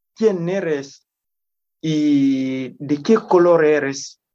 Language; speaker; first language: Spanish; non-native, fluent; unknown